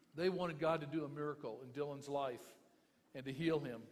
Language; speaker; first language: English; native; English